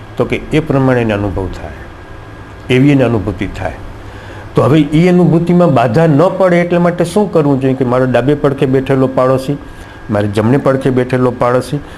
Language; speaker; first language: Gujarati; native; Gujarati